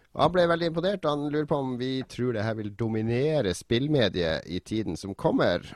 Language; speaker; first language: Norwegian; native; Norwegian